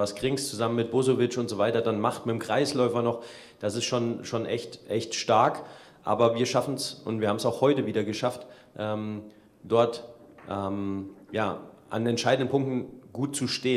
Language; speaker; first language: German; native; German